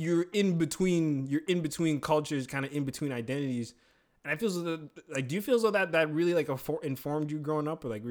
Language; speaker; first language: English; native; English